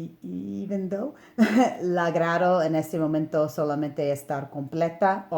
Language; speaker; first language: Spanish; non-native, learner; English